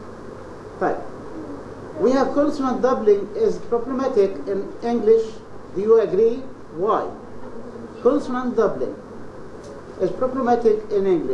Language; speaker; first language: English; non-native, fluent; Arabic